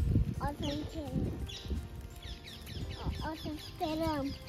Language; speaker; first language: Romanian; early bilingual, heritage; Romanian